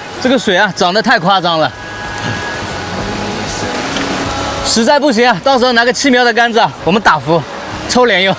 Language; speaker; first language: Chinese; native; Chinese